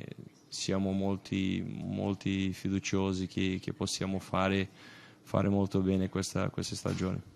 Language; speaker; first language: Italian; non-native, fluent; Portuguese